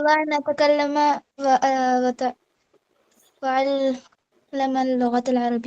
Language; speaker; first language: Arabic; non-native, learner; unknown